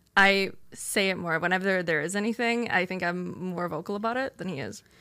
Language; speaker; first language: English; non-native, fluent; Swedish